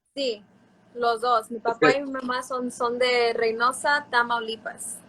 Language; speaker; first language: Spanish; early bilingual, heritage; Spanish